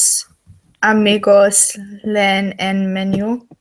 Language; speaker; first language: Spanish; non-native, learner; English